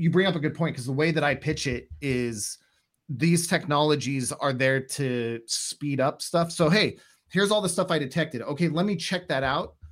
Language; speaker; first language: English; native; English